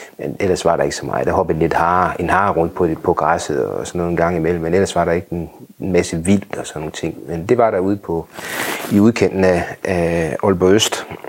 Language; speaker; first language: Danish; native; Danish